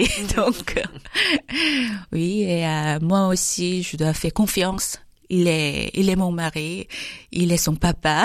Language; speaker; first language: French; non-native, fluent; Korean